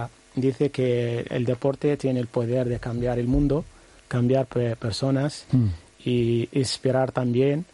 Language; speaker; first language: Spanish; non-native, learner; Arabic